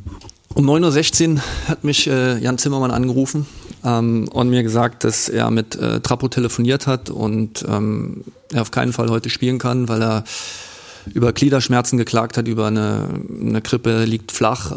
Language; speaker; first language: German; native; German